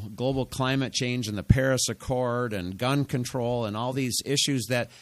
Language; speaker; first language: English; native; English